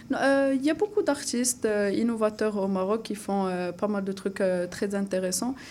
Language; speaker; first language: French; non-native, local second language; Arabic